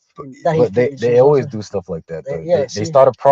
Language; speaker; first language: English; native; English